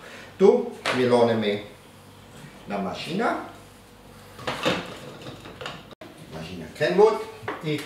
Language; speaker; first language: Polish; non-native, learner; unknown